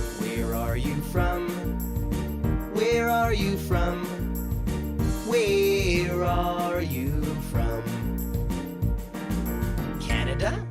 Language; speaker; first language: English; non-native, learner; Korean